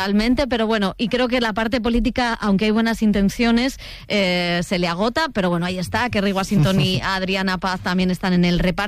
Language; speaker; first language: Spanish; native; Spanish